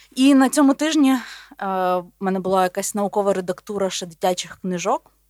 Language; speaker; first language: Ukrainian; native; Ukrainian